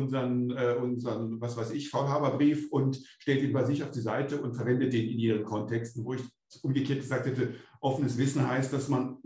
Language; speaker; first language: German; native; German